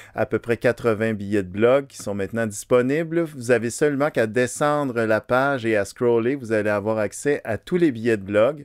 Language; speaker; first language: French; native; French